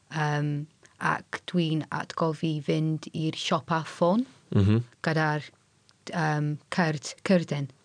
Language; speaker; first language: Welsh; non-native, local second language; English